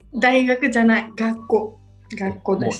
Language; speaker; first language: Japanese; non-native, learner; Georgian